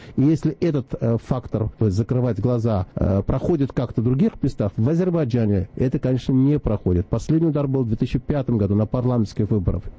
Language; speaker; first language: Russian; non-native, local second language; Azerbaijani